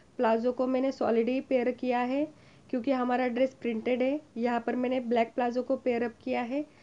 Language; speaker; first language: Hindi; non-native, local second language; Marathi